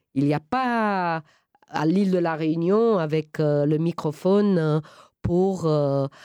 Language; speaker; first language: French; non-native, fluent; Romanian